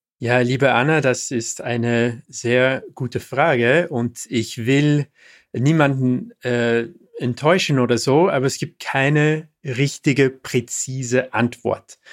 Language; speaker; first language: German; non-native, fluent; English